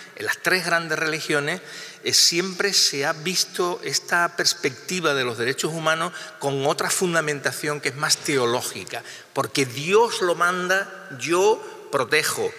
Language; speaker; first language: Spanish; native; Spanish